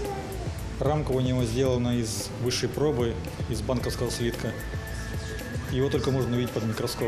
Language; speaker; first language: Russian; native; Russian